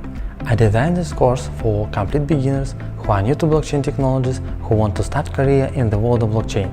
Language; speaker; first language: English; non-native, fluent; Russian